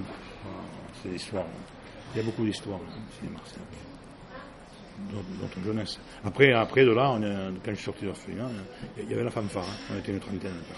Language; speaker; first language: French; native; French